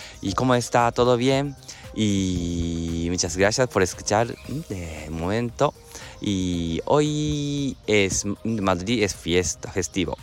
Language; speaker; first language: Spanish; non-native, learner; Japanese